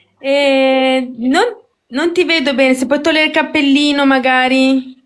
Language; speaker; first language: Italian; native; Italian